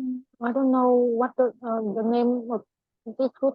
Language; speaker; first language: English; non-native, learner; Vietnamese